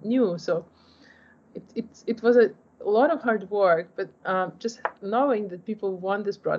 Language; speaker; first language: English; non-native, fluent; Polish